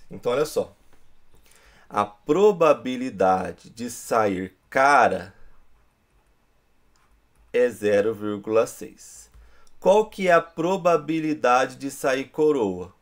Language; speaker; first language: Portuguese; native; Portuguese